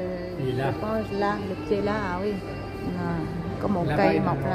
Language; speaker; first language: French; non-native, learner; Vietnamese